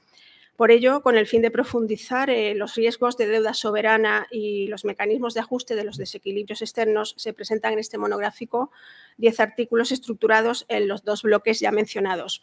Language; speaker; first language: Spanish; native; Spanish